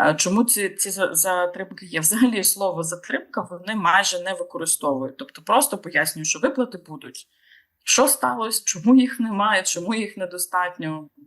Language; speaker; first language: Ukrainian; native; Ukrainian